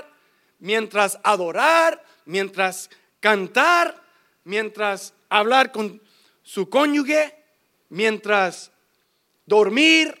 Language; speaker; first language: Spanish; early bilingual, heritage; English